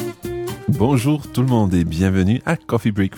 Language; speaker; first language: French; non-native, fluent; English